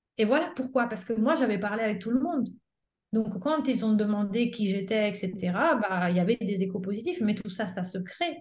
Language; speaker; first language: French; non-native, fluent; Italian